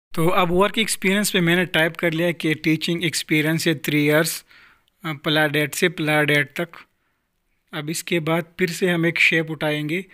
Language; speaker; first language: Urdu; non-native, local second language; Pashto